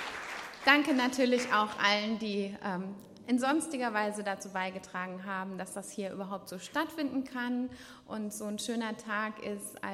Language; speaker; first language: German; native; German